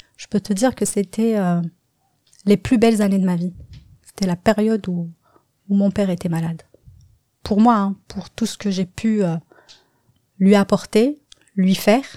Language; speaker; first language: French; non-native, local second language; Kabyle